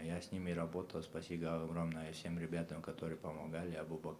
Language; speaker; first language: Russian; non-native, local second language; Chechen